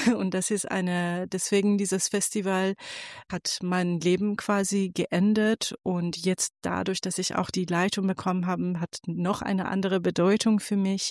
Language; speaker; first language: German; non-native, fluent; Persian